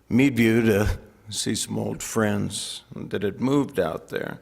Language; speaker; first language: English; native; English